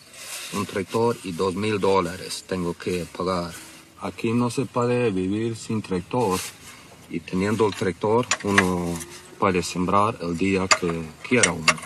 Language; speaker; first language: Spanish; non-native, local second language; Plautdietsch